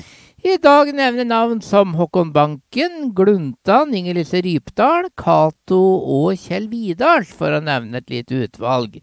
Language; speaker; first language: Norwegian; native; Norwegian